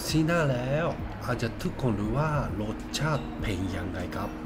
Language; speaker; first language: Thai; non-native, learner; Japanese